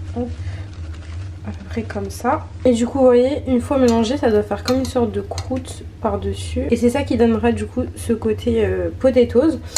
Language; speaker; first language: French; early bilingual, other home language; Arabic